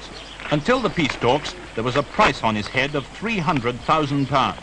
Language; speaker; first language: English; native; English